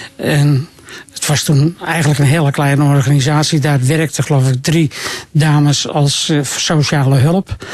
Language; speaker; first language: Dutch; native; Dutch